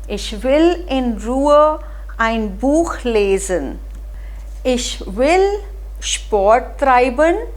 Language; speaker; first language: German; non-native, fluent; Hindi